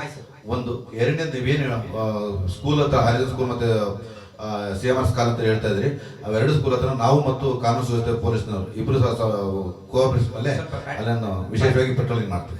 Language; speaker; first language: Kannada; native; Kannada